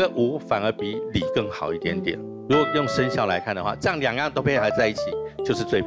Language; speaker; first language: Chinese; native; Chinese